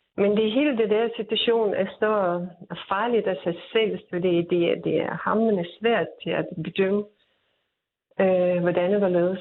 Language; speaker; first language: Danish; non-native, fluent; Russian